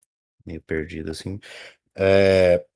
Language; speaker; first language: Portuguese; native; Portuguese